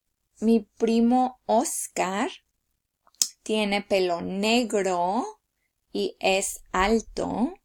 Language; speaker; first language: Spanish; early bilingual, heritage; Spanish